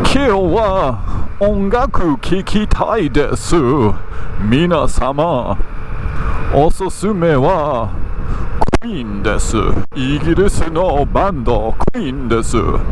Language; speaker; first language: Japanese; non-native, fluent; English